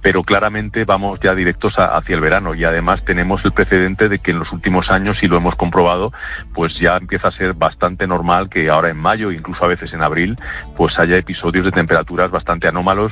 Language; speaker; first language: Spanish; native; Spanish